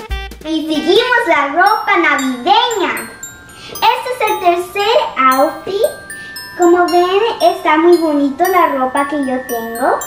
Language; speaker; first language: Spanish; early bilingual, other home language; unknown